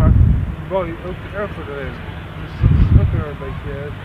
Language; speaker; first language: Dutch; non-native, learner; Indonesian